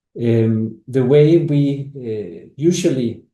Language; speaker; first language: English; non-native, fluent; Danish